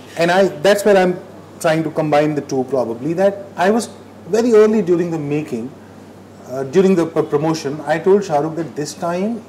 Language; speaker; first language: English; non-native, local second language; Hindi